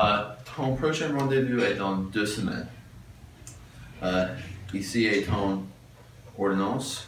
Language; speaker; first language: French; non-native, learner; English